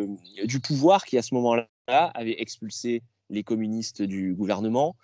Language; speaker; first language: French; native; French